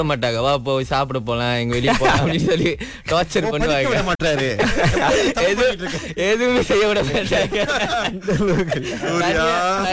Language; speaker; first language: Tamil; early bilingual, heritage; Tamil